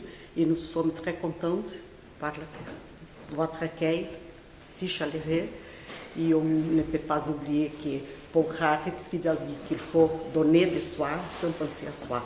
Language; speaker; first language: French; non-native, fluent; Portuguese